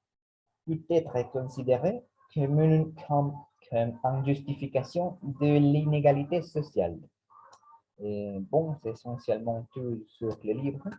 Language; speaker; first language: French; non-native, learner; Spanish